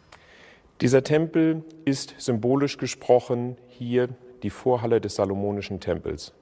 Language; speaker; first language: German; native; German